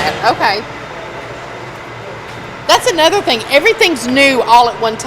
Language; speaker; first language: English; native; English